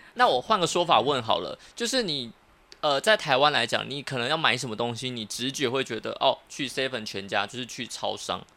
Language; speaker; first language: Chinese; native; Chinese